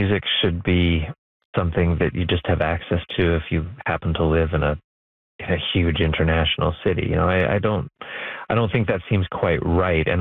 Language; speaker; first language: English; native; English